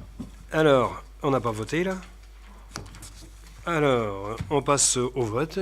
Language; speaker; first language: French; native; French